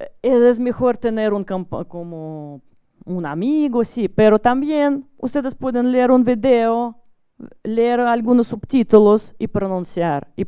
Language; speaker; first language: Spanish; non-native, learner; Russian